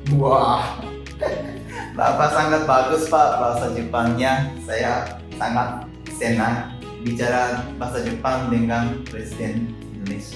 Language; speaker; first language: Indonesian; non-native, fluent; Japanese